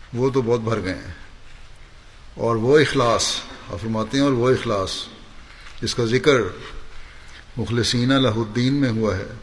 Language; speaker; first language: Urdu; native; Urdu